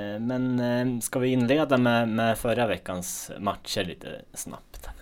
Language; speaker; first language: Swedish; native; Swedish